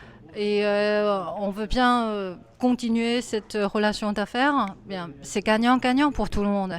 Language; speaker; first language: French; non-native, fluent; Chinese